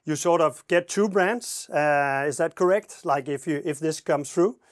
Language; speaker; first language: English; non-native, fluent; Danish